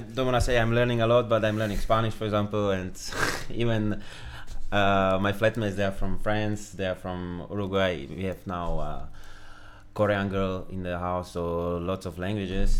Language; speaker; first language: English; non-native, fluent; Slovak